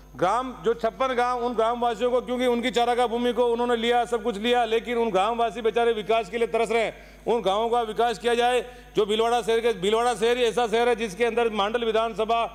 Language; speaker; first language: Hindi; native; Hindi